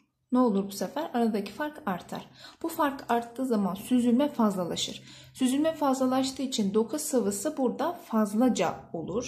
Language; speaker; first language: Turkish; native; Turkish